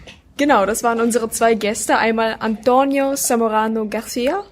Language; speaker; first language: German; native; German